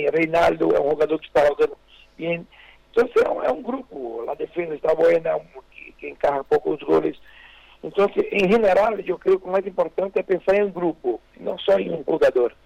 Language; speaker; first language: Spanish; non-native, fluent; Portuguese